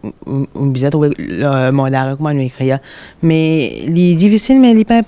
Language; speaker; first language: French; non-native, local second language; Morisyen